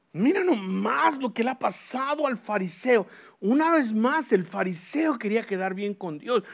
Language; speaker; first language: Spanish; early bilingual, heritage; Spanish